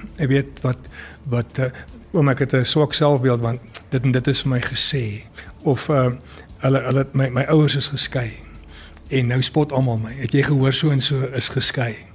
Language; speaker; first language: Afrikaans; early bilingual, other home language; English